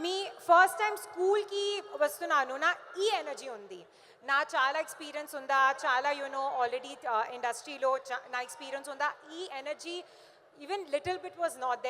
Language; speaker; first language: Telugu; non-native, learner; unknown